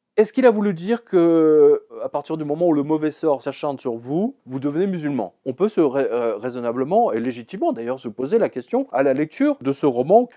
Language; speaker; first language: French; native; French